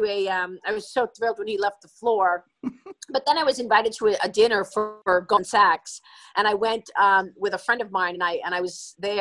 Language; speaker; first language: English; native; English